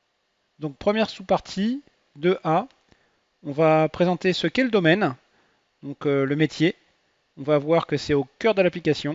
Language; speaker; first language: French; native; French